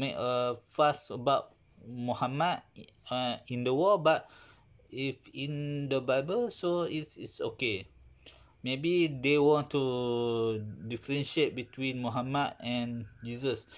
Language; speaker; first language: English; non-native, learner; Malay